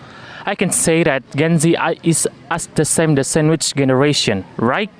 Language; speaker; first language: English; non-native, learner; Indonesian